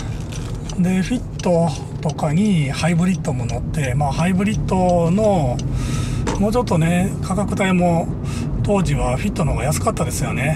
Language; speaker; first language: Japanese; native; Japanese